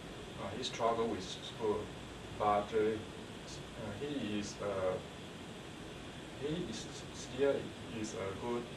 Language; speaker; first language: English; non-native, learner; Chinese